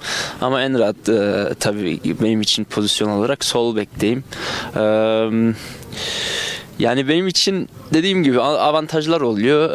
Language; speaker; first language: Turkish; early bilingual, other home language; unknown